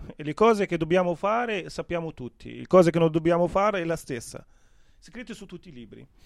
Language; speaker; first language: Italian; non-native, fluent; Arabic